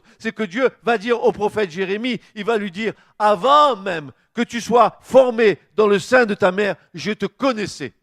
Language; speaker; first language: French; native; French